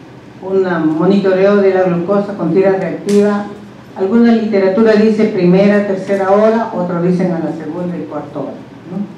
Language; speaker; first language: Spanish; native; Spanish